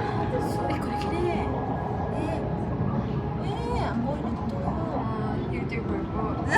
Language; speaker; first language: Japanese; non-native, learner; Mizo